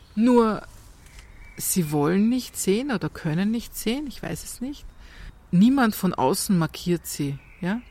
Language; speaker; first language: German; native; German